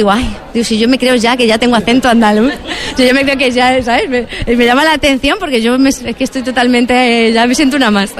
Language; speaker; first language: Spanish; native; Spanish